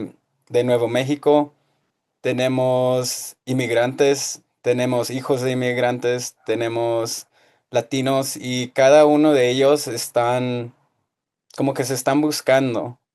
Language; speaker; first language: Spanish; early bilingual, heritage; Spanish